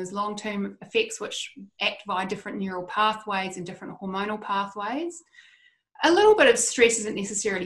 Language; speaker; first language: English; native; English